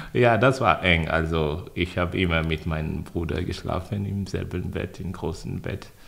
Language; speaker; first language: German; non-native, fluent; French